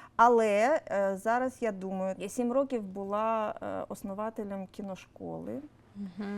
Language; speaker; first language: Ukrainian; non-native, local second language; Russian